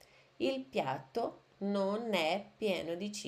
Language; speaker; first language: Italian; non-native, fluent; Portuguese